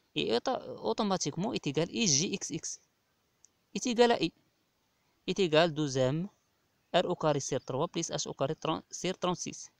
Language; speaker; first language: French; non-native, local second language; Arabic